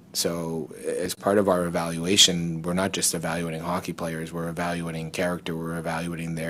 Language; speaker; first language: English; native; English